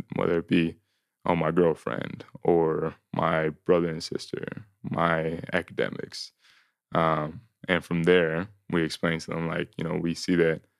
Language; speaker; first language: English; native; English